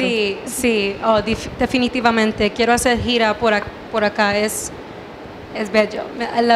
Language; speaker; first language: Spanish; early bilingual, heritage; English